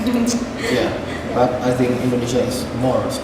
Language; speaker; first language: English; non-native, fluent; Indonesian